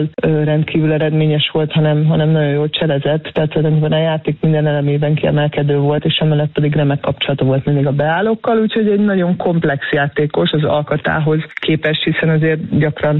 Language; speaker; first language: Hungarian; native; Hungarian